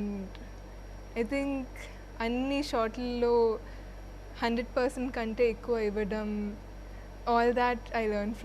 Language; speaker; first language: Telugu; non-native, fluent; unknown